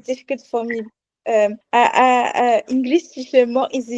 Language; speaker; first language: English; non-native, learner; French